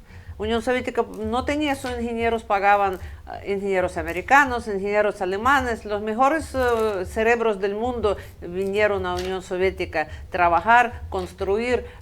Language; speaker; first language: Spanish; non-native, fluent; Russian